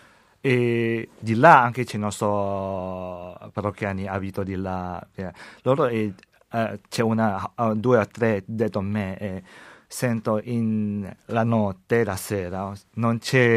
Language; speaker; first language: Italian; non-native, learner; Chinese